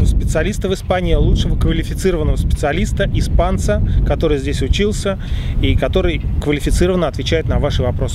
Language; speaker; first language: Russian; native; Russian